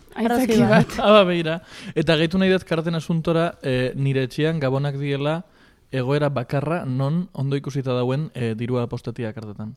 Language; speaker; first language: Basque; non-native, local second language; Spanish